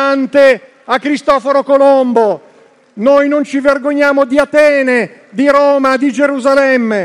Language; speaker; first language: Italian; native; Italian